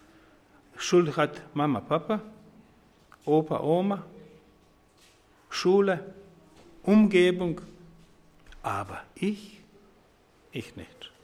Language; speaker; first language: German; non-native, fluent; Croatian